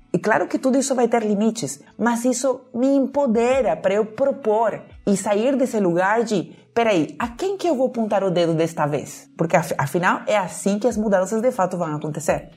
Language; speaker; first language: Portuguese; non-native, fluent; Spanish